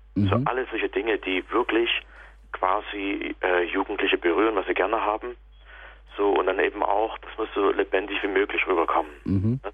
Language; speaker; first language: German; native; German